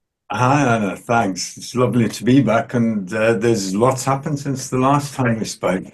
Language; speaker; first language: English; native; English